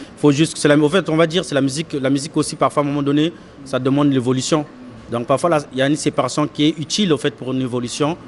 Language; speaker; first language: French; non-native, local second language; Lingala